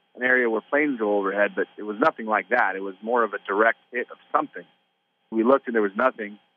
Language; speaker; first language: English; native; English